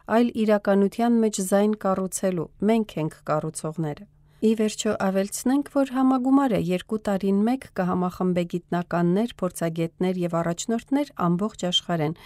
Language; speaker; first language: Armenian; early bilingual, heritage; Armenian